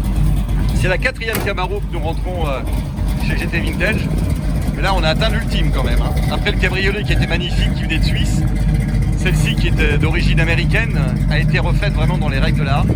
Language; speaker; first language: French; native; French